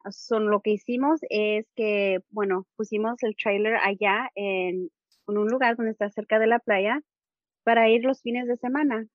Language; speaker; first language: Spanish; early bilingual, heritage; Spanish